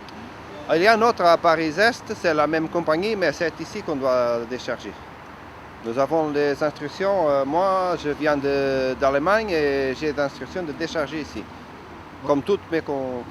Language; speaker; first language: French; non-native, fluent; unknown